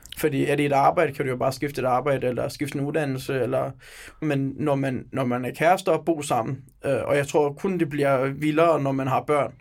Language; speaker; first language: Danish; early bilingual, other home language; Turkish